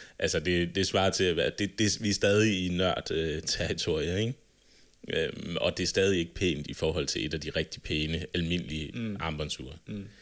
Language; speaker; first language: Danish; native; Danish